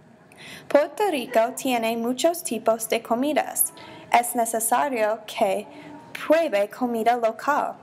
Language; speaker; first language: Spanish; non-native, learner; English